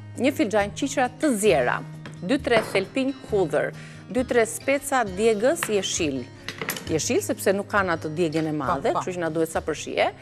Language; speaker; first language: Albanian; native; Albanian